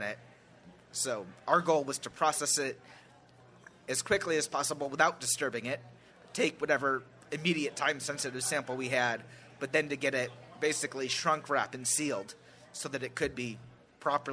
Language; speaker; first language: English; native; English